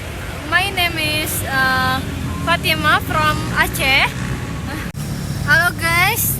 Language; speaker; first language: English; non-native, learner; Indonesian